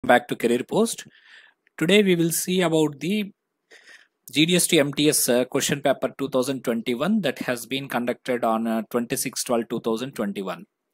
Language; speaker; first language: English; non-native, local second language; Telugu